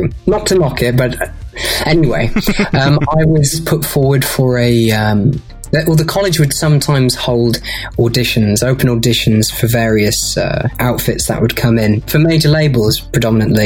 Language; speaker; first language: English; native; English